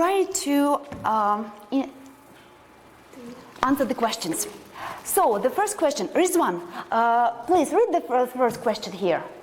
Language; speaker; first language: English; non-native, fluent; Russian